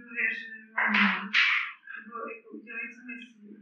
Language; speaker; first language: Czech; non-native, fluent; English